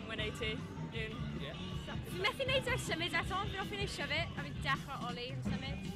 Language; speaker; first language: Welsh; non-native, local second language; English